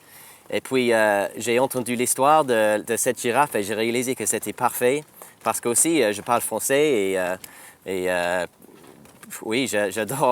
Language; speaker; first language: French; non-native, fluent; English